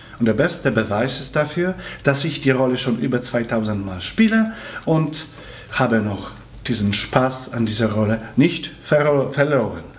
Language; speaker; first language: German; non-native, fluent; Polish